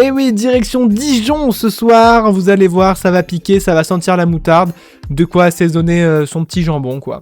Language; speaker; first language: French; native; French